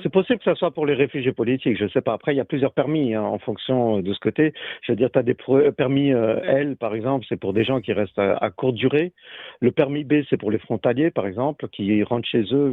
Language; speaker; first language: French; native; French